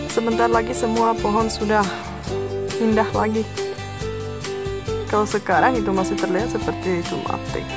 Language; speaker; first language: Indonesian; non-native, fluent; Czech